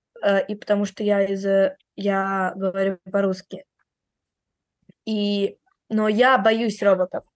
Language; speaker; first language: Russian; early bilingual, heritage; Russian